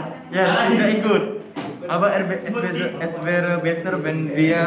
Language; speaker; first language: German; non-native, learner; Indonesian